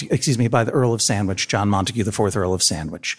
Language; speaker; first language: English; native; English